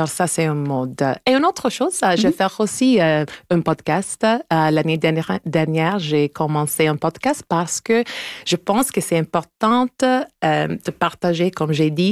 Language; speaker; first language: French; non-native, local second language; English